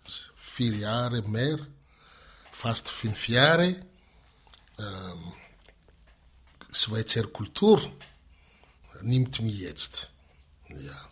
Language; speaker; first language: German; non-native, learner; Malagasy